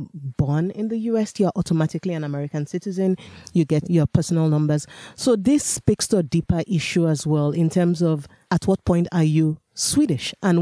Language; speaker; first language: English; non-native, local second language; Yoruba